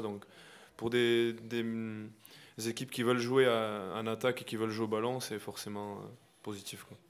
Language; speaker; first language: French; native; French